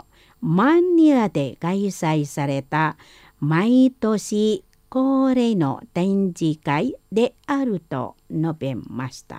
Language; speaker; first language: Japanese; non-native, fluent; Indonesian